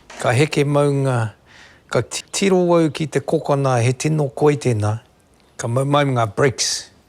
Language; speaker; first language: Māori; non-native, local second language; Cantonese